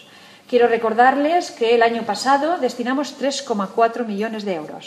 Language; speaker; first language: Spanish; native; Spanish